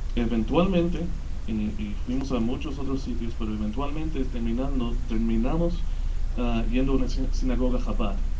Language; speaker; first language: Spanish; early bilingual, heritage; Spanish